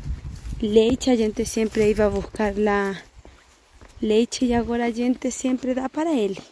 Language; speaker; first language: Spanish; native; Spanish